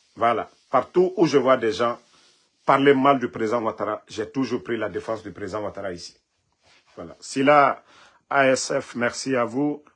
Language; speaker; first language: French; non-native, local second language; Mandingo